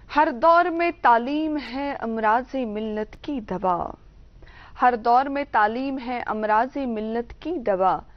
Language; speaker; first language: Hindi; non-native, local second language; Kashmiri